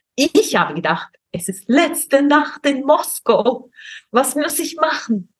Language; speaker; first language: German; non-native, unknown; Russian